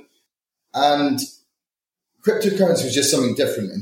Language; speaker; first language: English; native; English